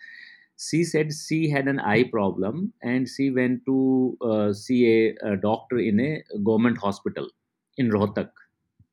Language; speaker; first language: English; non-native, local second language; Haryanvi